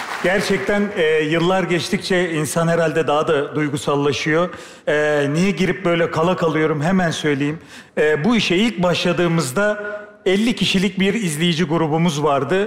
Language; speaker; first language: Turkish; native; Turkish